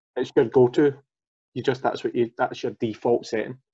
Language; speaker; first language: English; native; English